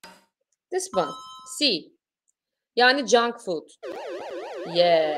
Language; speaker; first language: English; non-native, fluent; Turkish